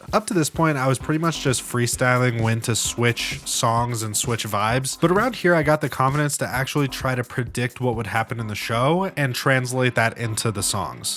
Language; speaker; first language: English; native; English